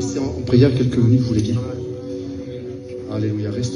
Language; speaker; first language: French; native; French